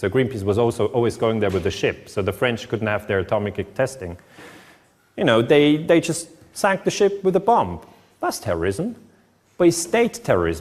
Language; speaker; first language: English; non-native, fluent; German